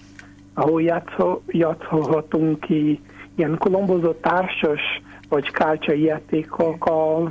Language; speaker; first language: Hungarian; non-native, learner; Portuguese